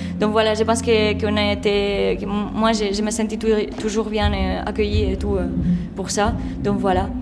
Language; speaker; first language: French; non-native, fluent; Spanish